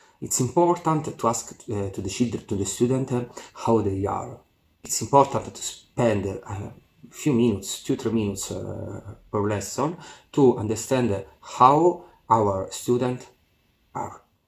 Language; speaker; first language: English; non-native, learner; Italian